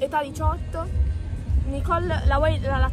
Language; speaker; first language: Italian; native; Italian